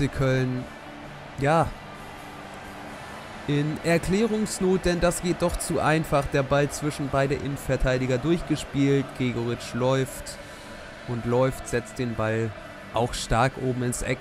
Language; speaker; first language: German; native; German